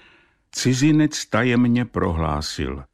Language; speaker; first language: Czech; native; Czech